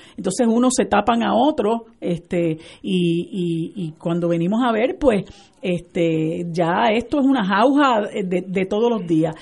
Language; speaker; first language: Spanish; native; Spanish